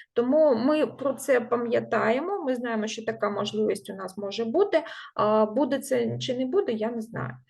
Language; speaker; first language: Ukrainian; non-native, local second language; Russian